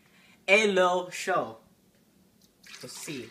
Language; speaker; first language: French; non-native, learner; English